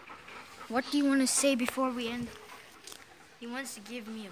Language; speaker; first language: English; native; English